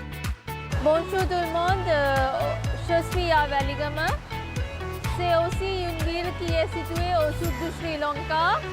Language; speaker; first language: French; non-native, local second language; Sinhala